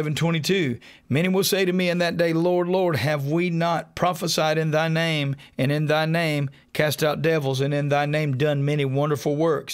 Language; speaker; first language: English; native; English